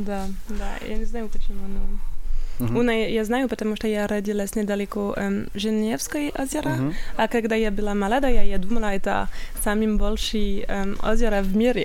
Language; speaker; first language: Russian; non-native, learner; French